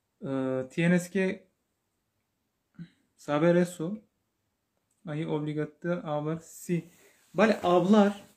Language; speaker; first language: Spanish; non-native, learner; Turkish